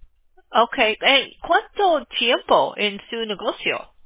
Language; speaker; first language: Spanish; non-native, learner; English